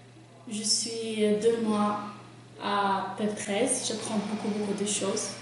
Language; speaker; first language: French; non-native, learner; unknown